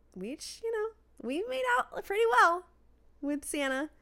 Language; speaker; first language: English; native; English